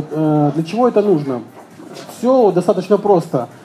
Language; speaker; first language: Russian; native; Russian